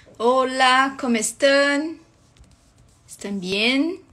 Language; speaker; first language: Spanish; non-native, fluent; Portuguese